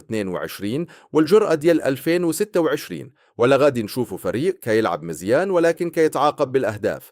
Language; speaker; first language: Arabic; native; Arabic